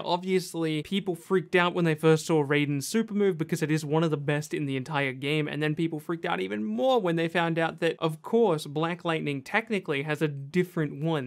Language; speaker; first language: English; native; English